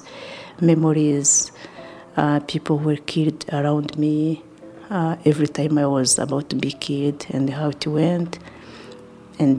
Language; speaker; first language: English; non-native, local second language; Kinyarwanda